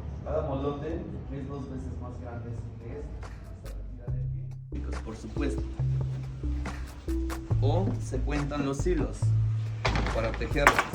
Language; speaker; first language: Spanish; non-native, local second language; Zapotec